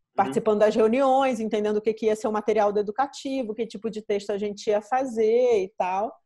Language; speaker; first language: Portuguese; native; Portuguese